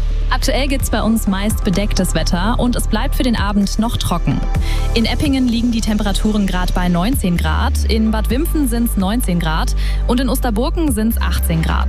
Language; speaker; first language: German; native; German